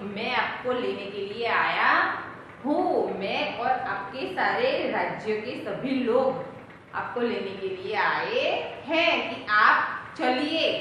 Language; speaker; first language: Hindi; non-native, local second language; Gujarati